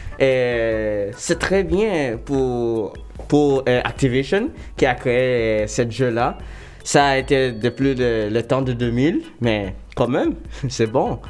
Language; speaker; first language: French; non-native, local second language; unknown